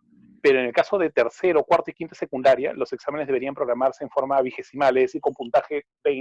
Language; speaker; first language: Spanish; native; Spanish